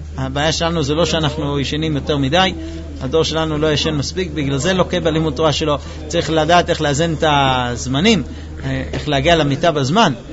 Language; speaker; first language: Hebrew; non-native, fluent; English